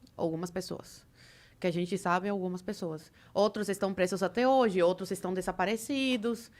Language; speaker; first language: Portuguese; non-native, fluent; Spanish